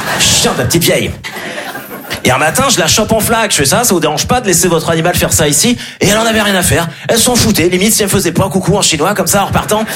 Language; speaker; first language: French; native; French